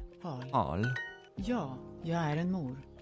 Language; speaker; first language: Swedish; non-native, learner; English